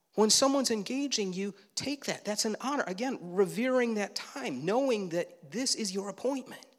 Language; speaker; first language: English; native; English